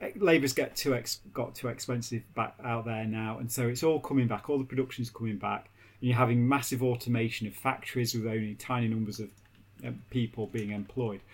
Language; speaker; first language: English; native; English